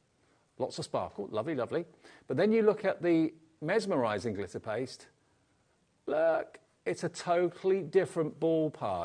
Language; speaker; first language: English; native; English